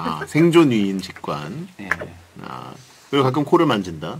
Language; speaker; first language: Korean; native; Korean